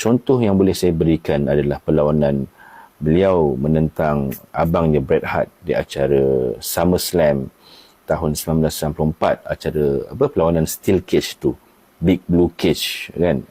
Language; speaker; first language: Malay; native; Malay